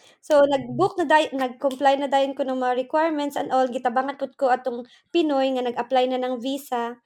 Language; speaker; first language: Filipino; non-native, local second language; Surigaonon